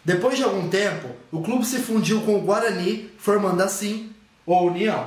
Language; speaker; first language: Portuguese; native; Portuguese